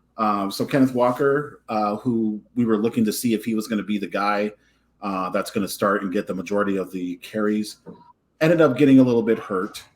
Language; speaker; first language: English; native; English